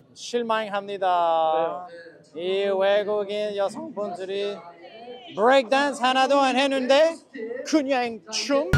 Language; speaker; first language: Korean; non-native, fluent; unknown